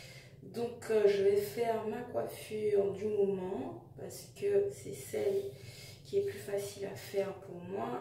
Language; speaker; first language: French; native; French